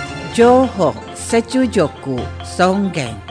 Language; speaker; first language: Japanese; non-native, fluent; Indonesian